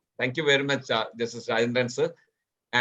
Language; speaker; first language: English; non-native, local second language; Malayalam